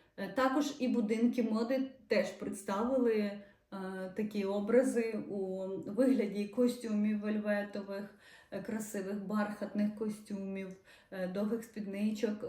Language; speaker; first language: Ukrainian; non-native, local second language; Russian